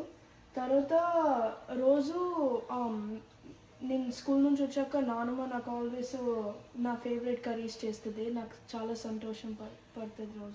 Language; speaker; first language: Telugu; early bilingual, heritage; Telugu